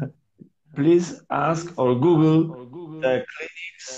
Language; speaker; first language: English; non-native, learner; Polish